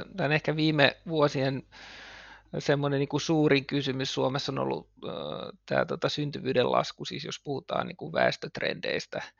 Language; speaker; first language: Finnish; native; Finnish